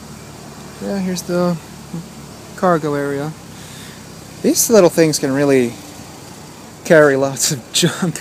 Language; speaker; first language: English; native; English